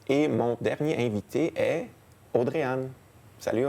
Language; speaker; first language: French; native; French